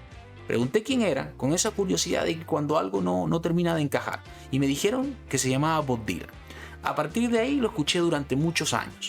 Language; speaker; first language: Spanish; native; Spanish